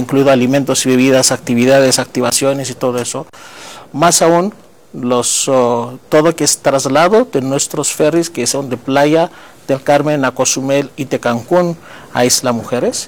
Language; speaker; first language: Spanish; non-native, fluent; Greek